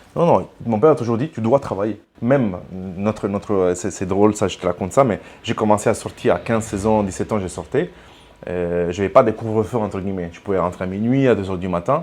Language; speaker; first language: French; non-native, fluent; Italian